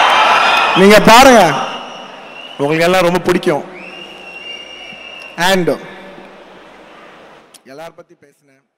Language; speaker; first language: Tamil; non-native, local second language; Telugu